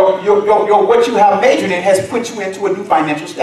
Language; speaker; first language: English; native; English